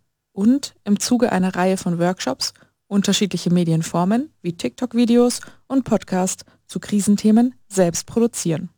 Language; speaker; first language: German; native; German